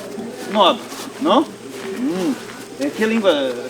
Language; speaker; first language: Spanish; non-native, learner; Serbian